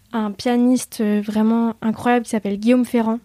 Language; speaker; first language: French; early bilingual, other home language; Vietnamese